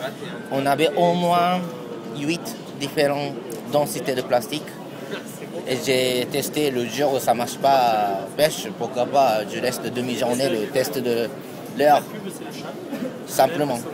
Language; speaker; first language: French; non-native, learner; Japanese